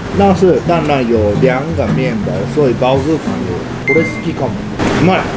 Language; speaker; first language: Chinese; non-native, fluent; Japanese